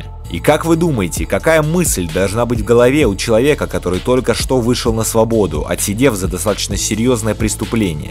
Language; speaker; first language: Russian; native; Russian